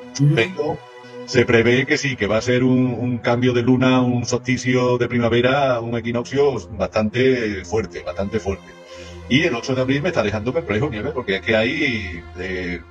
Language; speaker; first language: Spanish; native; Spanish